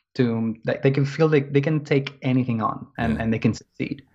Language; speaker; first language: English; non-native, fluent; Spanish